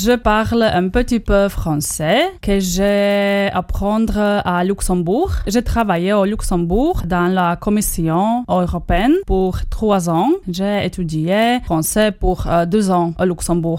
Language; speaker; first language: French; non-native, learner; Slovak